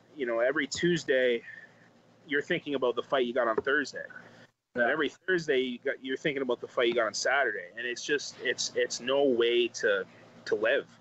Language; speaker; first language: English; native; English